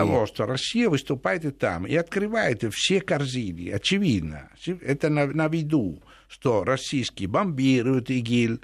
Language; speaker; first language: Russian; non-native, fluent; Italian